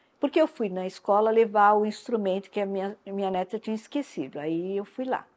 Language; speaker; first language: Portuguese; non-native, local second language; Japanese